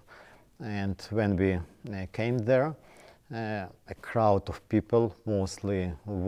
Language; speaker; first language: English; non-native, learner; Ukrainian